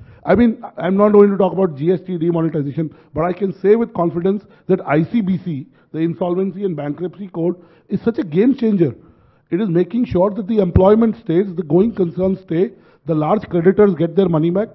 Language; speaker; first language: English; non-native, local second language; Hindi